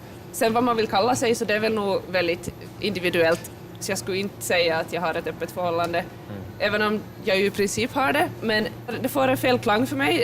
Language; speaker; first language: Swedish; native; Swedish